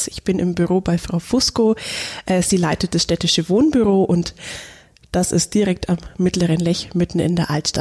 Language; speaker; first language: German; native; German